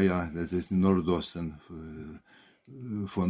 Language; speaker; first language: German; non-native, learner; Russian